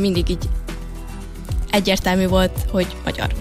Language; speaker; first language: Hungarian; early bilingual, heritage; Hungarian